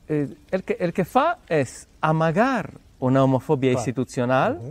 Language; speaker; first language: Catalan; non-native, fluent; Polish